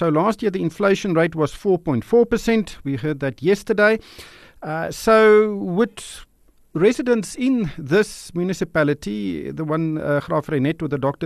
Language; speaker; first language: English; non-native, local second language; Afrikaans